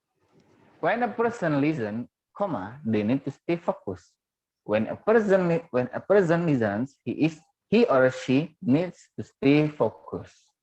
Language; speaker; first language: English; non-native, learner; Indonesian